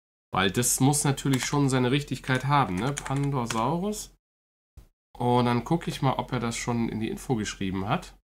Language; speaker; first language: German; native; German